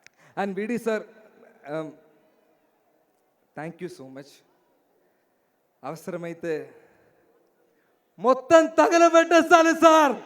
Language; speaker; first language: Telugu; non-native, learner; Malayalam